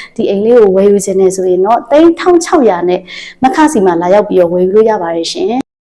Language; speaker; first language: Burmese; native; Burmese